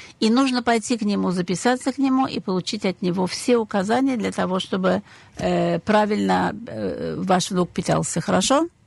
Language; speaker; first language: Russian; native; Russian